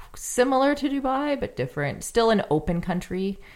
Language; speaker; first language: English; native; English